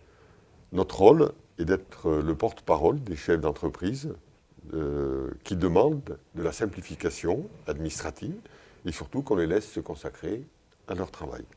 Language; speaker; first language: French; native; French